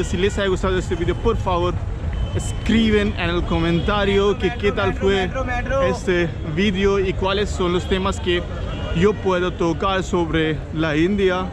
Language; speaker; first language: Spanish; non-native, learner; Hindi